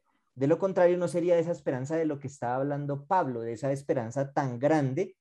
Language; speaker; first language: Spanish; native; Spanish